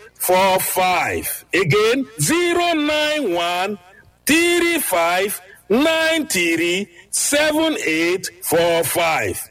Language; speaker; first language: Nigerian Pidgin; native; Nigerian Pidgin